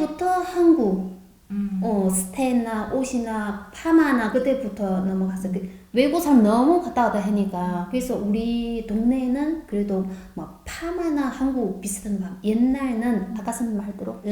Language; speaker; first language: Korean; non-native, learner; Chinese